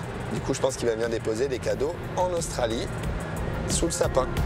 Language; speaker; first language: French; native; French